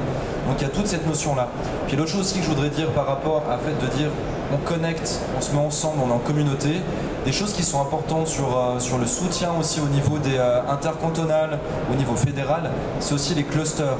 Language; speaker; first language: French; native; French